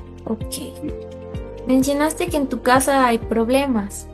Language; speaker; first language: Spanish; native; Spanish